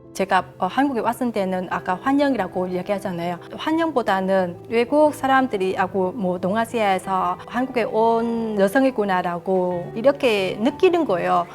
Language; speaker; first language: Korean; non-native, fluent; Vietnamese